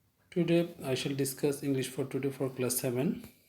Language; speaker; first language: English; non-native, local second language; Bangla